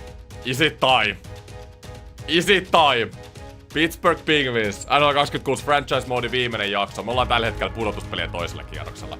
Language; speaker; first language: Finnish; native; Finnish